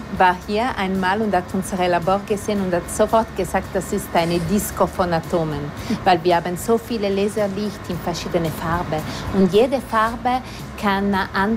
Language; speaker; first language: German; non-native, fluent; Italian